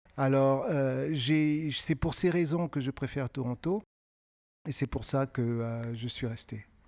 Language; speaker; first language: French; non-native, local second language; Kinyarwanda